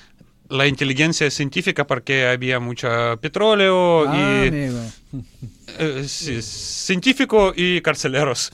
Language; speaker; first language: Spanish; non-native, learner; Russian